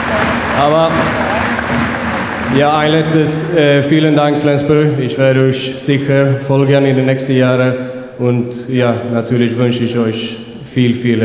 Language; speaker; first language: German; non-native, fluent; Swedish